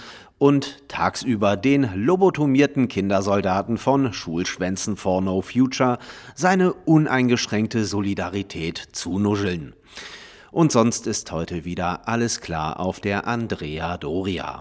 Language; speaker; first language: German; native; German